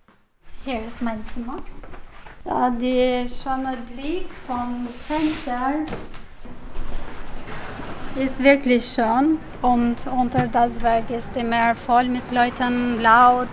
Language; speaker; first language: German; non-native, learner; Albanian